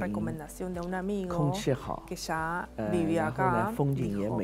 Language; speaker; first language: Spanish; early bilingual, other home language; Chinese